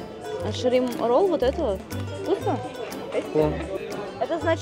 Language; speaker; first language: Russian; native; Russian